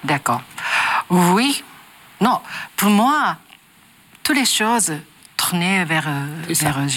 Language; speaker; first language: French; non-native, learner; Japanese